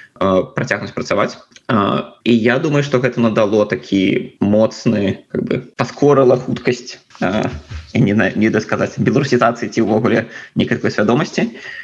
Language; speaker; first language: Belarusian; non-native, local second language; Russian